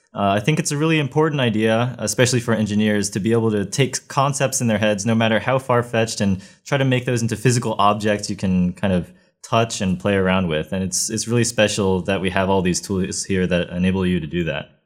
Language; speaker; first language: English; native; English